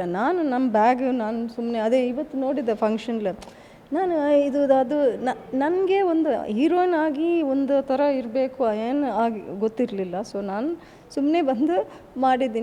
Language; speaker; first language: Kannada; early bilingual, heritage; English